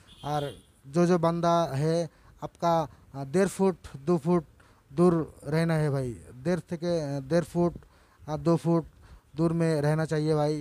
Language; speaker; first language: Hindi; non-native, learner; Bangla